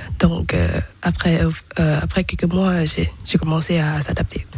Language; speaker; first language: French; non-native, learner; Thai